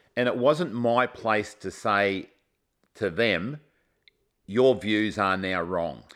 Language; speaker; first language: English; native; English